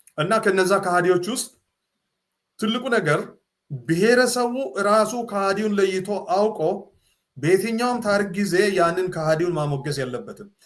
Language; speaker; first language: Amharic; non-native, local second language; Sidamo